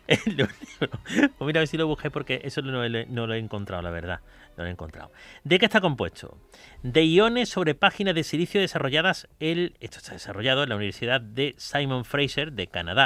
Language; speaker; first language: Spanish; native; Spanish